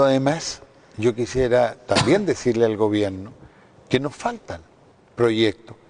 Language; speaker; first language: Spanish; native; Spanish